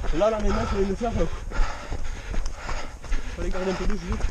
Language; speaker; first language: French; native; French